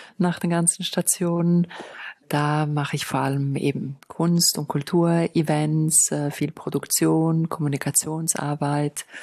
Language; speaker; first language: German; non-native, local second language; Italian